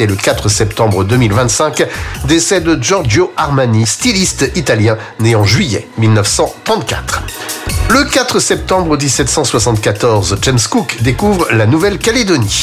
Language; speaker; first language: French; native; French